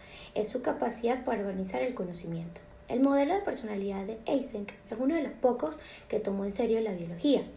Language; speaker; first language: Spanish; native; Spanish